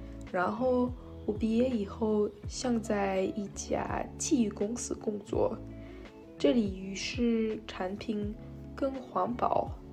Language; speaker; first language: Chinese; non-native, learner; French